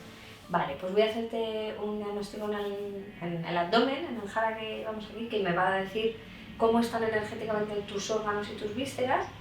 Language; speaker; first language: Spanish; native; Spanish